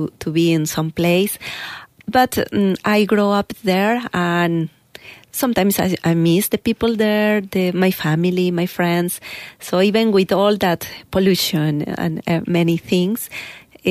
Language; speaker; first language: English; non-native, learner; Spanish